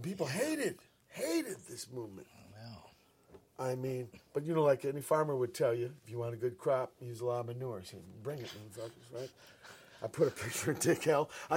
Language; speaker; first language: English; native; English